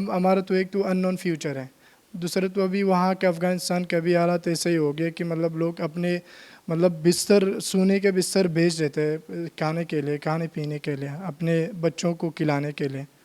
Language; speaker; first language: Hindi; non-native, learner; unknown